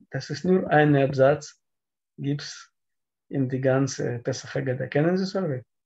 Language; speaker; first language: German; non-native, learner; Russian